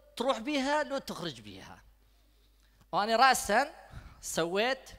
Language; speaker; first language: Arabic; non-native, local second language; Kurdish